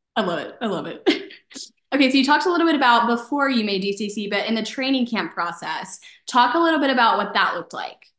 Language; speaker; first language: English; native; English